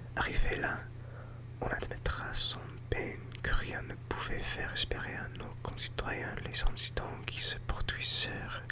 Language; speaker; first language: French; non-native, learner; English